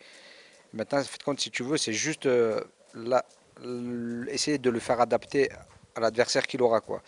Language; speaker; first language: French; native; French